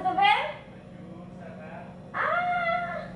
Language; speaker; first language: Portuguese; non-native, learner; French